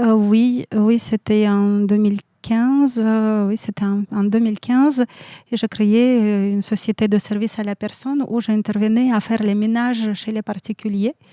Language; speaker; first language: French; non-native, fluent; Russian